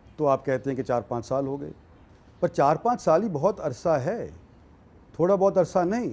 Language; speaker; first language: Hindi; native; Hindi